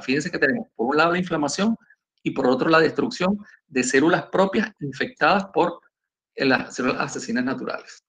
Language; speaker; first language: Spanish; native; Spanish